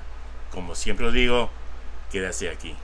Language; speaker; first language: Spanish; early bilingual, heritage; English